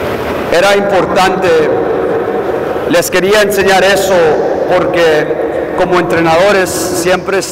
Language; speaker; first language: Spanish; early bilingual, heritage; English